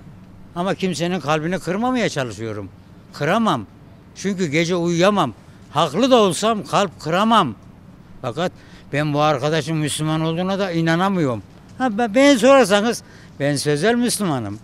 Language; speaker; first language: Turkish; native; Turkish